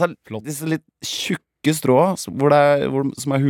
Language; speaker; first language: Norwegian; native; Norwegian